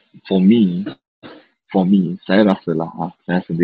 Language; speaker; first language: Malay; non-native, local second language; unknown